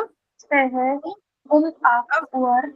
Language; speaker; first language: German; non-native, learner; Hindi